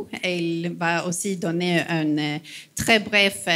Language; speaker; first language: French; non-native, fluent; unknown